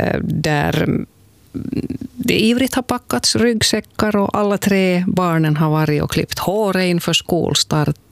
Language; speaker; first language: Swedish; native; Swedish